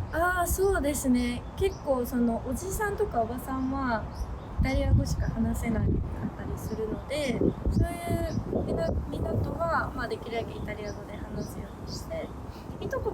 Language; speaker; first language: Japanese; native; Japanese